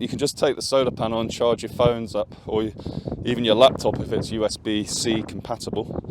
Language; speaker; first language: English; native; English